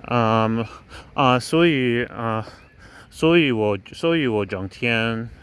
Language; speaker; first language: Chinese; non-native, learner; English